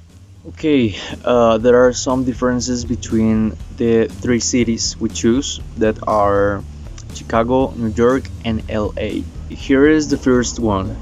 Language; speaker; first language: English; non-native, learner; Spanish